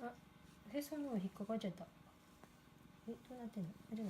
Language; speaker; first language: Japanese; native; Japanese